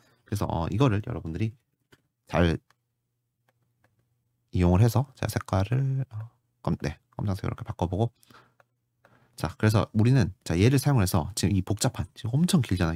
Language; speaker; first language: Korean; native; Korean